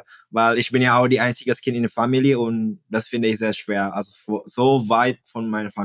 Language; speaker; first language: German; non-native, fluent; Indonesian